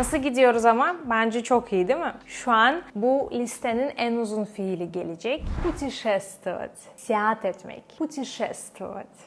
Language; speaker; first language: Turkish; non-native, fluent; Russian